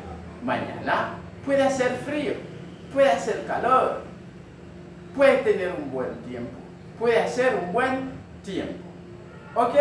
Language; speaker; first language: Spanish; non-native, learner; Haitian Creole